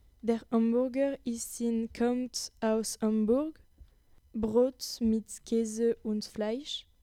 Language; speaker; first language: German; non-native, learner; French